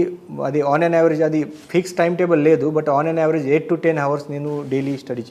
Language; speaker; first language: Telugu; non-native, fluent; Marathi